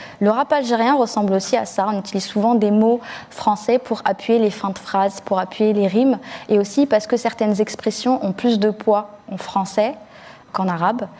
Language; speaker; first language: French; early bilingual, other home language; Arabic